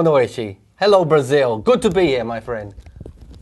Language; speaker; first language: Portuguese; non-native, learner; English